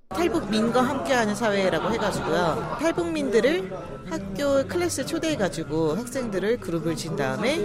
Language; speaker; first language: Korean; native; Korean